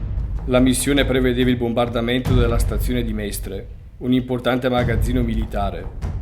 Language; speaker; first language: Italian; native; Italian